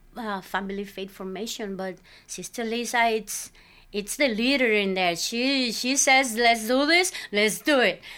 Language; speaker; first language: English; non-native, fluent; Spanish